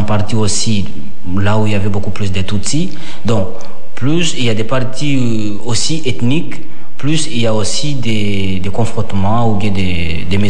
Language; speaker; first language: French; non-native, local second language; Kinyarwanda